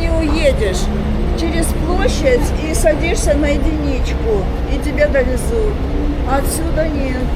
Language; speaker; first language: Russian; native; Russian